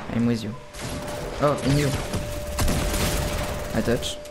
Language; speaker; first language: English; non-native, learner; French